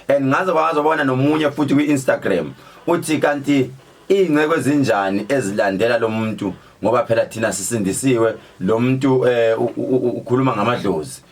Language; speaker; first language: Zulu; native; Zulu